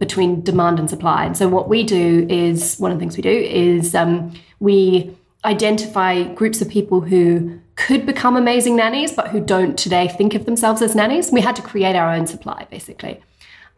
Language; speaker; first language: English; native; English